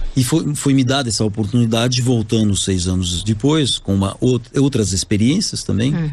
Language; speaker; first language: Portuguese; non-native, fluent; French